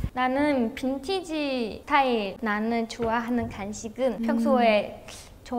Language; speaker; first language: Korean; non-native, learner; Chinese